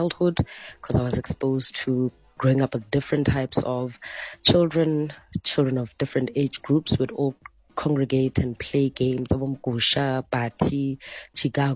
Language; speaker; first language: English; non-native, local second language; Zulu